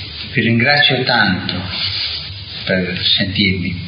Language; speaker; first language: Italian; non-native, fluent; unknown